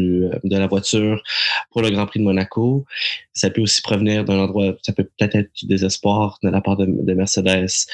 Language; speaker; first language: French; native; French